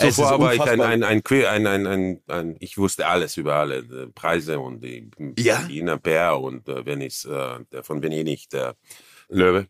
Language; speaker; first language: German; non-native, fluent; Croatian